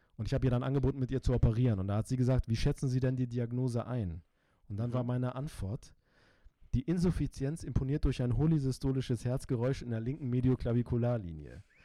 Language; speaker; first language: German; early bilingual, other home language; Turkish